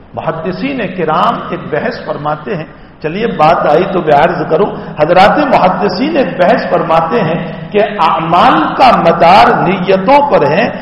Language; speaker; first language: Urdu; non-native, local second language; Gujarati